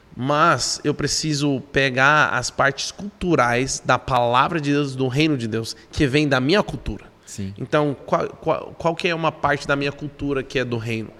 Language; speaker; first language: Portuguese; non-native, fluent; English